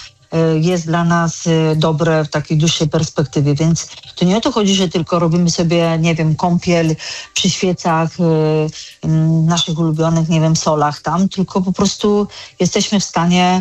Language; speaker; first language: Polish; native; Polish